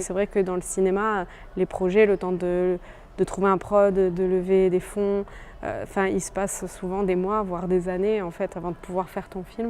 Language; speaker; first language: French; native; French